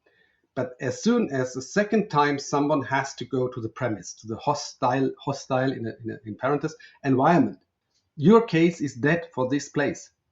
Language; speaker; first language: English; non-native, fluent; German